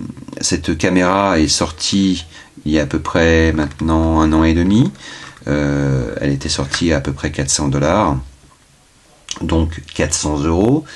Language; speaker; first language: French; native; French